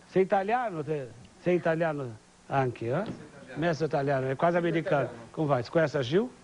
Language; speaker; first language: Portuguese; native; Portuguese